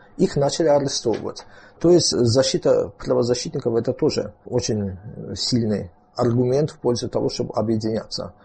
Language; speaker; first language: Russian; non-native, local second language; Azerbaijani